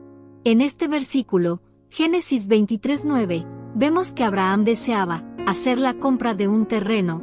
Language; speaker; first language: Spanish; native; Spanish